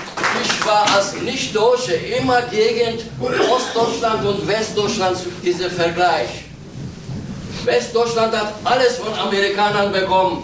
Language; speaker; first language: German; non-native, fluent; Turkish